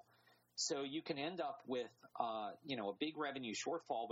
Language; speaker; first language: English; native; English